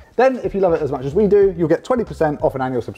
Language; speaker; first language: English; native; English